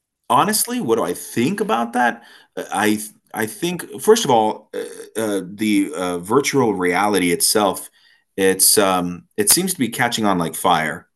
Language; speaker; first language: English; native; English